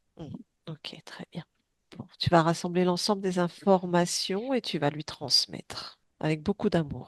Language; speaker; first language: French; native; French